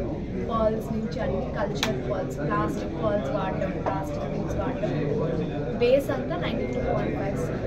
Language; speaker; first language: Telugu; native; Telugu